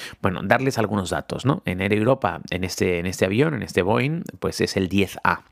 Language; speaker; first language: Spanish; native; Spanish